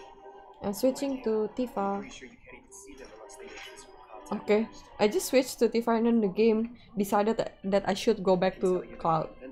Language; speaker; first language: English; non-native, fluent; Indonesian